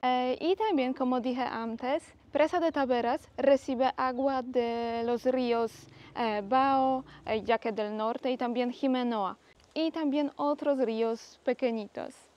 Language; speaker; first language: Spanish; non-native, fluent; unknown